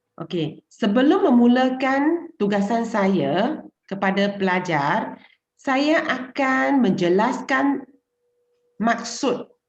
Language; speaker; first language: Malay; non-native, local second language; Chinese